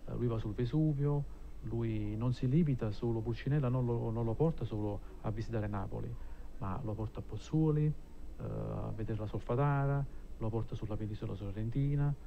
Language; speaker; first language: Italian; native; Italian